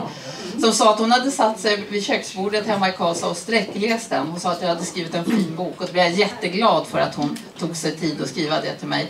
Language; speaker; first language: Swedish; native; Swedish